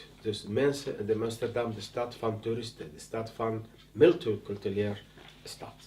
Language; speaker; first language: Dutch; non-native, learner; Arabic